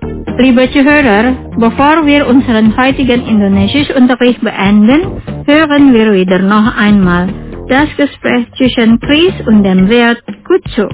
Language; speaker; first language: German; non-native, fluent; Indonesian